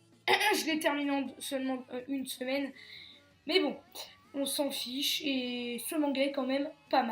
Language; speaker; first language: French; native; French